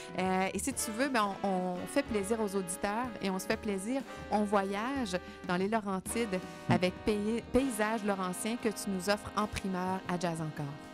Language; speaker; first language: French; native; French